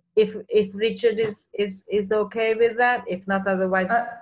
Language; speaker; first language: English; non-native, fluent; Hungarian